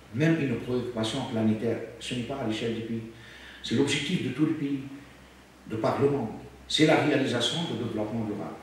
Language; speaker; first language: French; non-native, local second language; Arabic